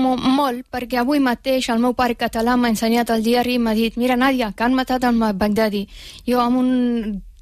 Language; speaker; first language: Catalan; non-native, fluent; Persian